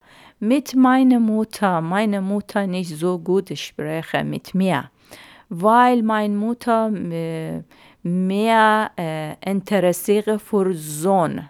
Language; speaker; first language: German; non-native, learner; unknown